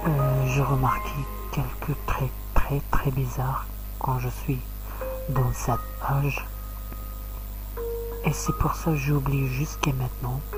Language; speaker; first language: French; non-native, learner; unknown